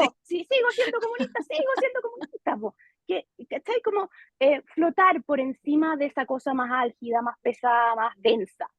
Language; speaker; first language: Spanish; native; Spanish